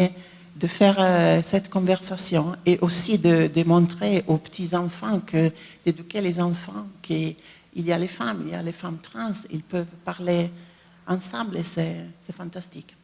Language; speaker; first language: French; non-native, fluent; Italian